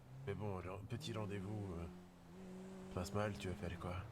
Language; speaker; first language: French; native; French